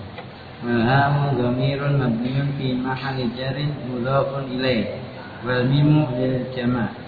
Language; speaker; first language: Arabic; non-native, learner; Indonesian